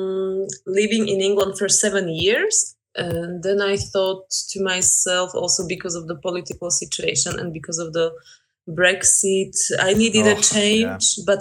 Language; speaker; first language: English; non-native, fluent; Slovak